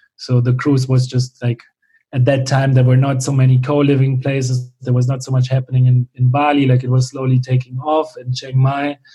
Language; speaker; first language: English; non-native, fluent; German